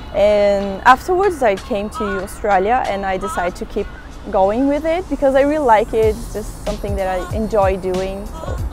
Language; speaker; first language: English; non-native, fluent; Portuguese